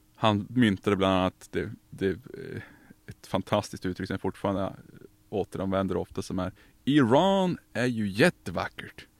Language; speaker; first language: Swedish; native; Swedish